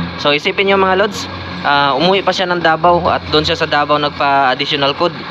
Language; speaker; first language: Filipino; non-native, local second language; Cebuano